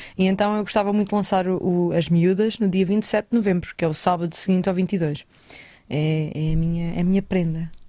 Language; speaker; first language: Portuguese; native; Portuguese